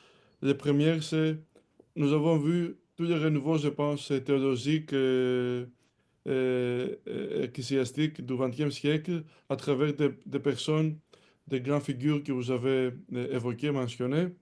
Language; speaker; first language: French; non-native, fluent; Greek